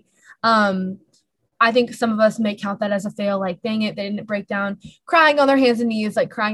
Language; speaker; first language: English; native; English